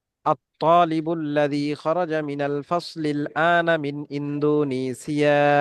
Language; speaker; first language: Arabic; non-native, fluent; Bangla